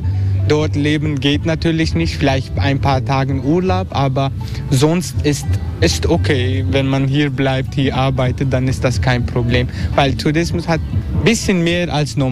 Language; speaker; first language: German; non-native, learner; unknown